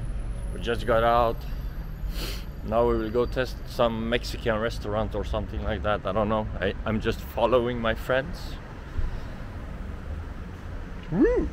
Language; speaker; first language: English; non-native, fluent; Swedish